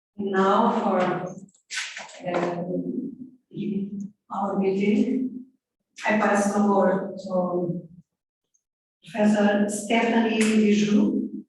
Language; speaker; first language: English; non-native, fluent; Portuguese